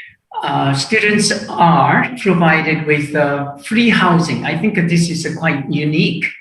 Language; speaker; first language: English; non-native, fluent; Korean